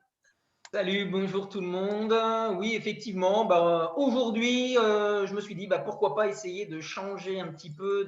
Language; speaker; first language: French; native; French